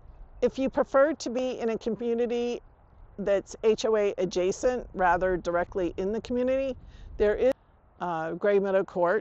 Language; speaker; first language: English; native; English